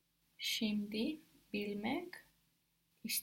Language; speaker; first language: Turkish; non-native, learner; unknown